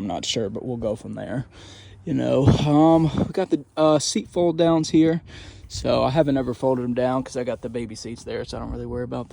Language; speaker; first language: English; native; English